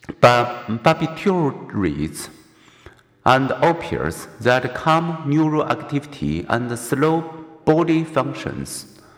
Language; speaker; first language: English; non-native, fluent; Chinese